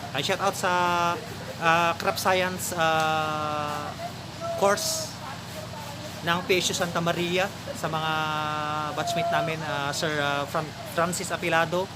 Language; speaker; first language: Filipino; non-native, local second language; Iloko